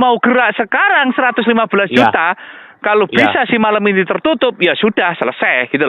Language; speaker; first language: Indonesian; non-native, local second language; Javanese